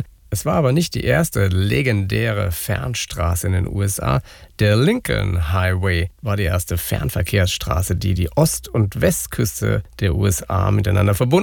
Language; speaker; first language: German; native; German